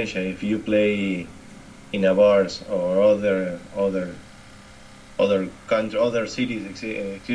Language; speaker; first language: English; non-native, learner; Spanish